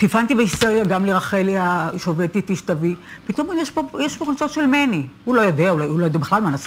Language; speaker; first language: Hebrew; native; Hebrew